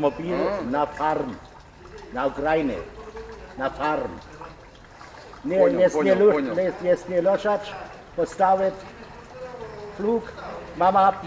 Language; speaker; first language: Russian; non-native, learner; German